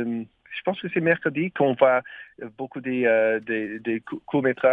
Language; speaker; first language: French; non-native, learner; English